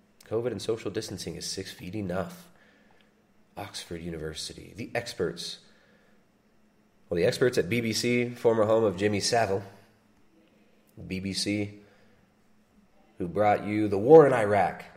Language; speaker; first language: English; native; English